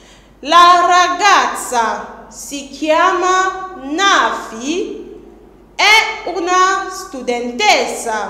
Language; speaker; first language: Italian; non-native, fluent; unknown